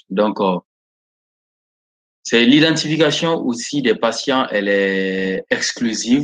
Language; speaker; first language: French; non-native, local second language; Bambara